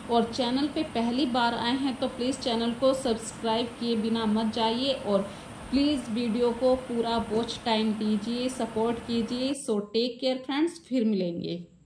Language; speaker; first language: Hindi; native; Hindi